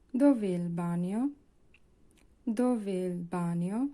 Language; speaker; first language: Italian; non-native, learner; Bangla